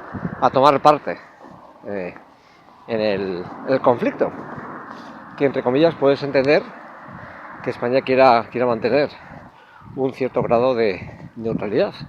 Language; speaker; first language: Spanish; native; Spanish